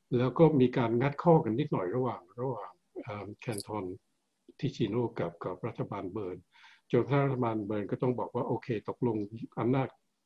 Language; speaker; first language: Thai; early bilingual, heritage; Thai